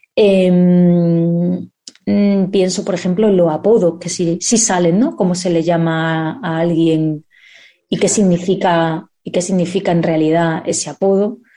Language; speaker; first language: Spanish; native; Spanish